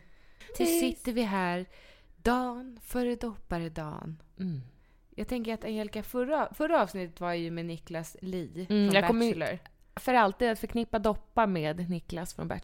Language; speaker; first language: Swedish; native; Swedish